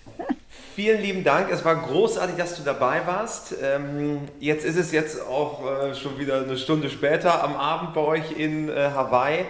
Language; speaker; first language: German; native; German